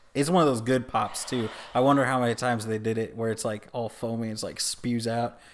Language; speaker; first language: English; native; English